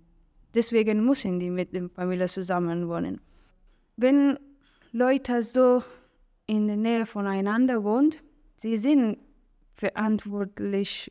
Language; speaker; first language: German; non-native, learner; Persian